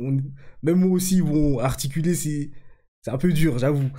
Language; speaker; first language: French; native; French